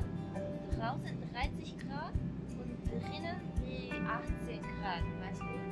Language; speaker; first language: German; non-native, learner; Japanese